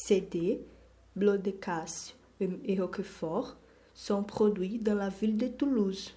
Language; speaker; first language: French; non-native, learner; Portuguese